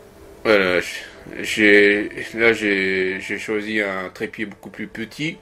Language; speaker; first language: French; non-native, fluent; Japanese